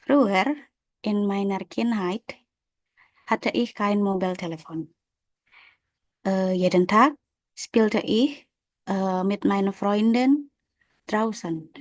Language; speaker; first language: German; non-native, learner; Indonesian